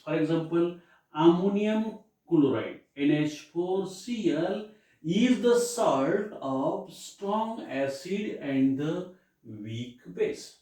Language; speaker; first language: English; non-native, local second language; Marathi